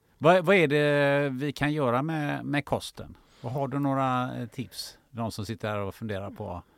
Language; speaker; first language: Swedish; early bilingual, other home language; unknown